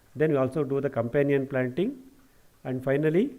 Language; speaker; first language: English; non-native, local second language; Kannada